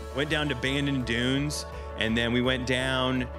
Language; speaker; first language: English; native; English